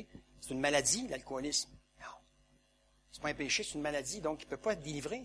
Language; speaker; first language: French; native; French